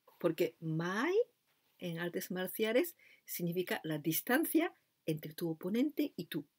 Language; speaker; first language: Spanish; non-native, fluent; Japanese